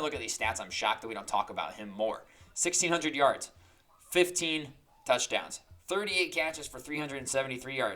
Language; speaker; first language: English; native; English